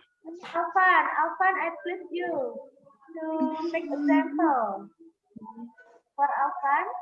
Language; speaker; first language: English; non-native, fluent; Indonesian